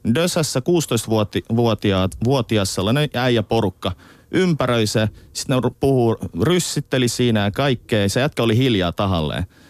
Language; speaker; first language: Finnish; early bilingual, other home language; Russian